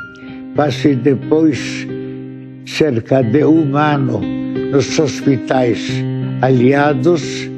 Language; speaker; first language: Portuguese; non-native, fluent; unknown